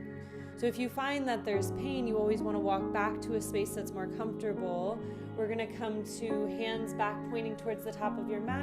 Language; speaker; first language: English; native; English